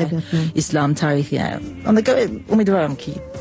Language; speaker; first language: Azerbaijani; non-native, learner; English